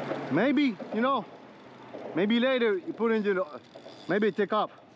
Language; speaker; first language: English; non-native, learner; Spanish